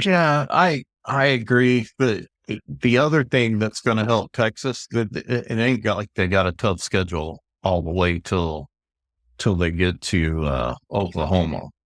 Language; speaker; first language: English; native; English